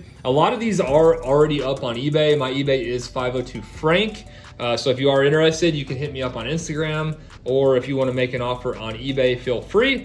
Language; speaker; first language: English; native; English